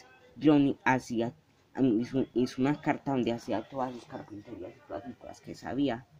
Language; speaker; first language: Spanish; native; Spanish